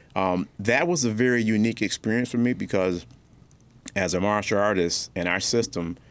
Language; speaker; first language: English; native; English